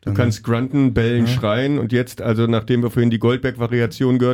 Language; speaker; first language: German; native; German